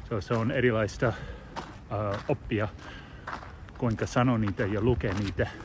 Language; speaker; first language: Finnish; non-native, learner; English